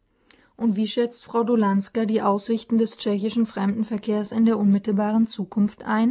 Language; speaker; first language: German; native; German